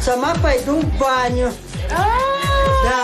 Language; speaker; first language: Russian; native; Russian